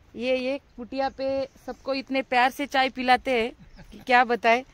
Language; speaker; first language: Hindi; non-native, local second language; Marathi